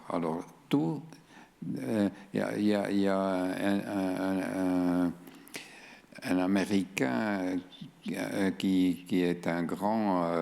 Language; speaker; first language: French; non-native, fluent; German